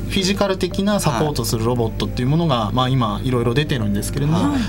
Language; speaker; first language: Japanese; native; Japanese